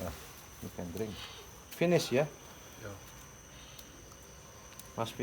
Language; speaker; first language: English; non-native, learner; Indonesian